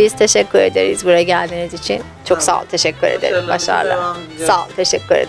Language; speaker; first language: Turkish; non-native, fluent; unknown